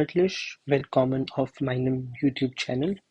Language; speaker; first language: German; non-native, learner; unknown